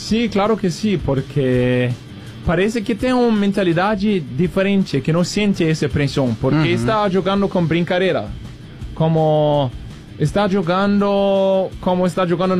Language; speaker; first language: Portuguese; non-native, fluent; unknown